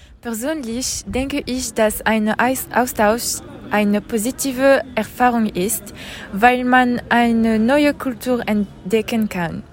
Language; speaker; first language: German; non-native, learner; French